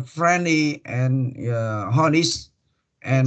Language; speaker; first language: English; non-native, learner; Vietnamese